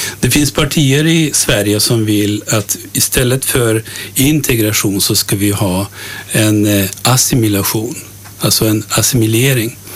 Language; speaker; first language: Swedish; early bilingual, other home language; Turkish